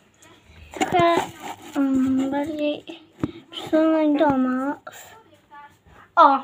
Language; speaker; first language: Polish; native; Polish